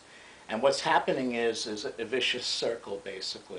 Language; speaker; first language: English; native; English